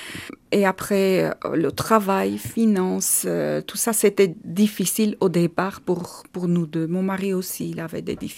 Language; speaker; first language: French; non-native, learner; Armenian